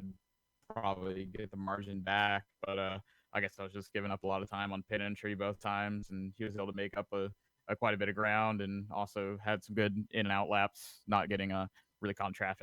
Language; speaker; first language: English; native; English